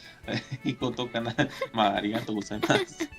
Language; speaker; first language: Japanese; non-native, learner; Spanish